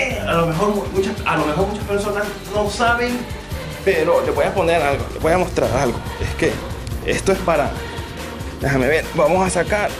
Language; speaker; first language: Spanish; early bilingual, other home language; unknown